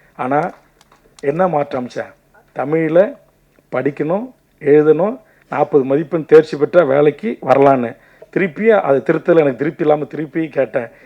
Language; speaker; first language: Tamil; native; Tamil